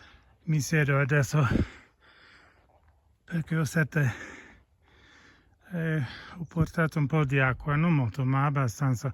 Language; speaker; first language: Italian; non-native, fluent; English